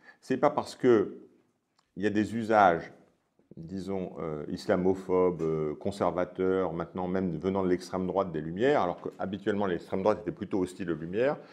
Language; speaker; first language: French; native; French